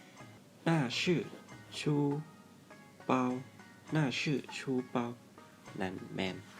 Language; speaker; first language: Chinese; non-native, fluent; Lao